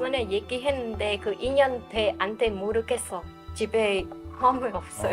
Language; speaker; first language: Korean; non-native, learner; Vietnamese